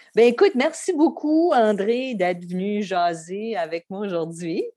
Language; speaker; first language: French; native; French